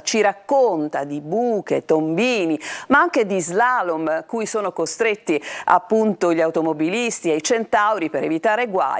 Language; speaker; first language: Italian; native; Italian